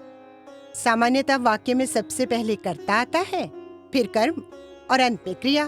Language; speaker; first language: Hindi; native; Hindi